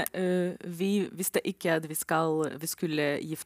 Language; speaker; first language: Norwegian; non-native, learner; Romanian